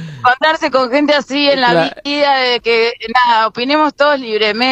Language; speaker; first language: Spanish; native; Spanish